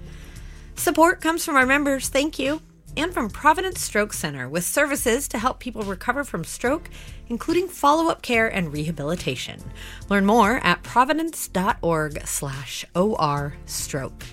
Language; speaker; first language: English; native; English